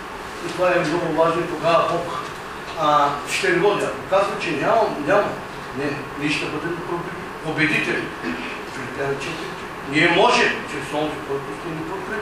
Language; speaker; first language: Bulgarian; non-native, local second language; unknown